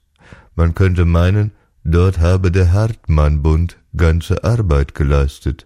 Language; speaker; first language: German; native; German